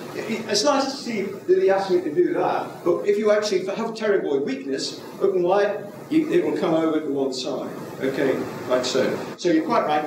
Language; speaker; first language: English; native; English